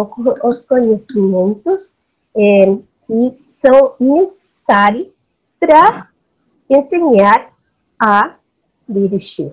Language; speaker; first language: Portuguese; non-native, learner; Spanish